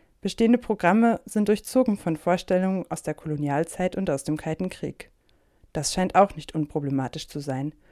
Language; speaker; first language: German; native; German